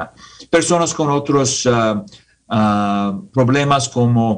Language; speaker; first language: Spanish; non-native, learner; English